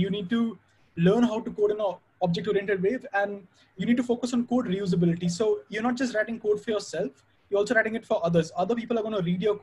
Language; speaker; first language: English; non-native, local second language; Hindi